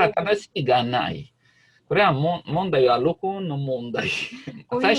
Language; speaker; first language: Japanese; non-native, learner; Italian